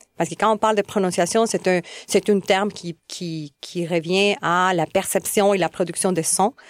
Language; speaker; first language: French; non-native, fluent; Spanish